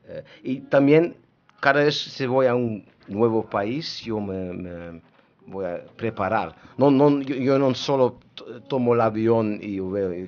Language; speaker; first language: Spanish; non-native, learner; Dutch